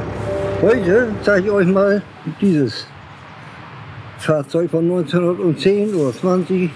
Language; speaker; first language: German; native; German